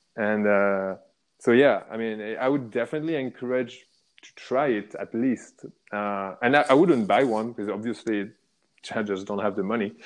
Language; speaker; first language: English; non-native, fluent; French